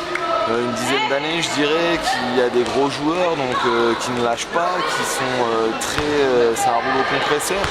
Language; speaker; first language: French; native; French